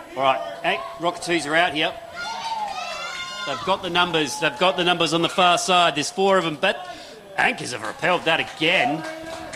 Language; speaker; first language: English; native; English